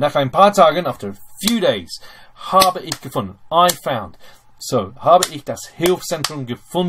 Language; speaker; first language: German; non-native, fluent; English